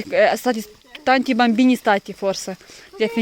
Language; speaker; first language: Italian; non-native, learner; Russian